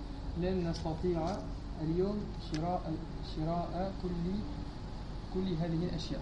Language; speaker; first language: Arabic; non-native, learner; French